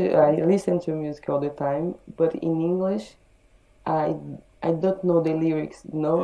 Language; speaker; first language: English; non-native, learner; Portuguese